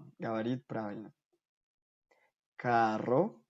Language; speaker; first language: Russian; non-native, fluent; Spanish